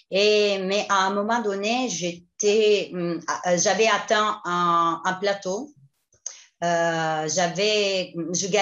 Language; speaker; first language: French; non-native, fluent; Italian